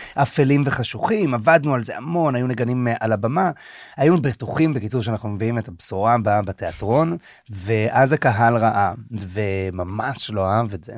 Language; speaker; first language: Hebrew; early bilingual, heritage; Hebrew